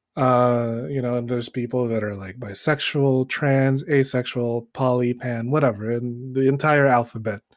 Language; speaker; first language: English; early bilingual, other home language; Filipino